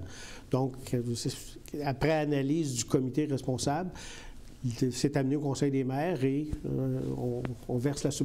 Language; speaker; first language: French; native; French